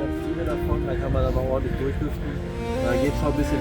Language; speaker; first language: German; native; German